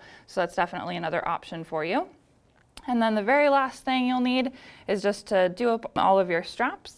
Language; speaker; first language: English; native; English